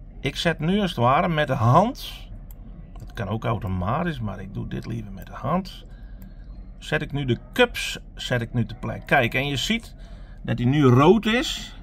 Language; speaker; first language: Dutch; non-native, local second language; Western Frisian